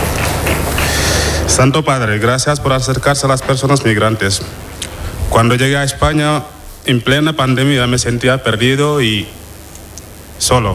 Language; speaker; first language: Spanish; non-native, fluent; Wolof